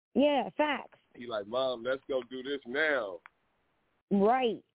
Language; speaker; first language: English; native; English